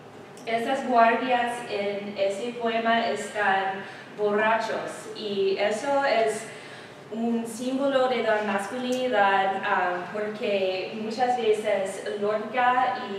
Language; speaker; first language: Spanish; non-native, learner; English